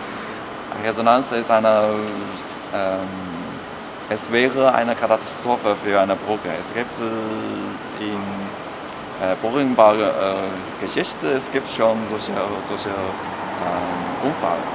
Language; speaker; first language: German; non-native, learner; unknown